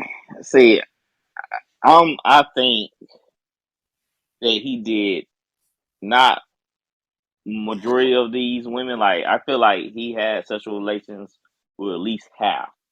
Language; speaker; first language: English; native; English